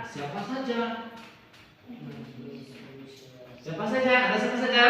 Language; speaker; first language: Indonesian; native; Indonesian